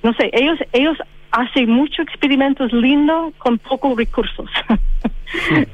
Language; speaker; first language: Spanish; non-native, fluent; English